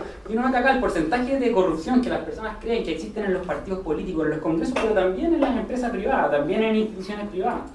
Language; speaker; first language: Spanish; native; Spanish